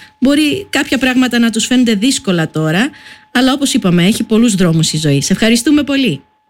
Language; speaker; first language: Greek; native; Greek